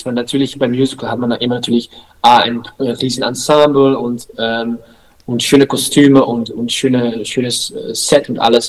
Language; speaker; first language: German; non-native, learner; Dutch